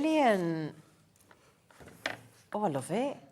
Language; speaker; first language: English; native; English